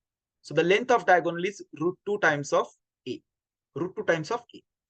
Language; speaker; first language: English; non-native, local second language; Hindi